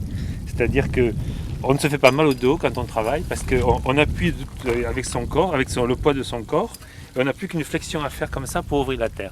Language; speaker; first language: French; native; French